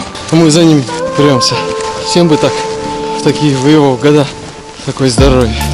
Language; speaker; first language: Russian; native; Russian